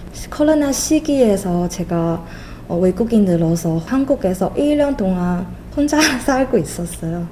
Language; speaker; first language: Korean; non-native, fluent; Chinese